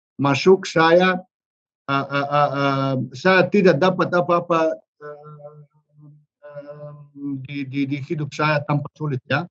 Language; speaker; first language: Indonesian; non-native, learner; Serbian